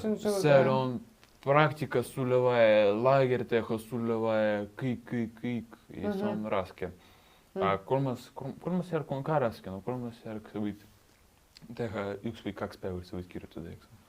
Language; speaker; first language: Estonian; non-native, local second language; Russian